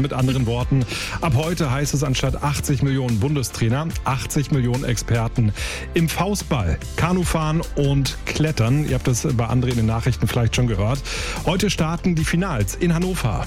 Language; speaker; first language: German; native; German